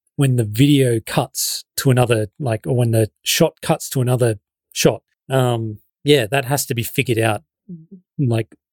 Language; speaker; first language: English; native; English